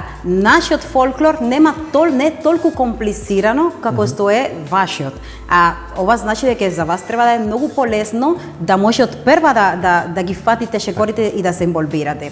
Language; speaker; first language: Macedonian; non-native, fluent; Spanish